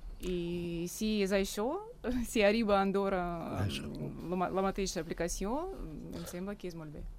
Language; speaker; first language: Catalan; non-native, fluent; Russian